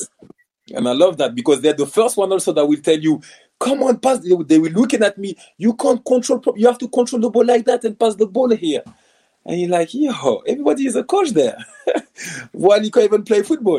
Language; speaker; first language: English; non-native, fluent; French